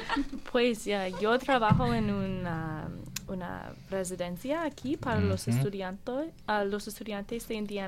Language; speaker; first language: Spanish; non-native, learner; English